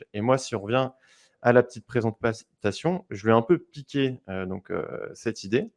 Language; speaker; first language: French; native; French